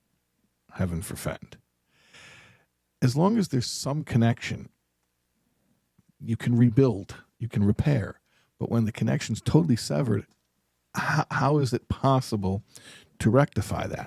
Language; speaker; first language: English; native; English